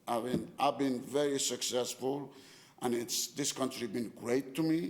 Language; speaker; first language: English; non-native, fluent; Persian